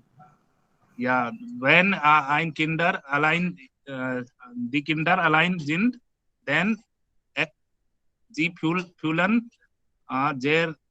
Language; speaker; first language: German; non-native, learner; Hindi